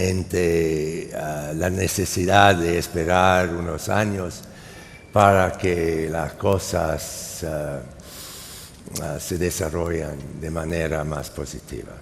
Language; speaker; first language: Spanish; non-native, fluent; English